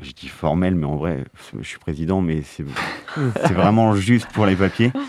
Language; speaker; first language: French; native; French